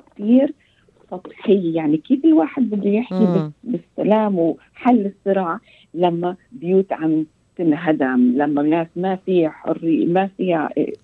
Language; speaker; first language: Arabic; early bilingual, heritage; Arabic